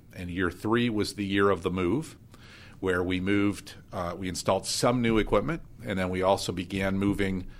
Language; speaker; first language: English; native; English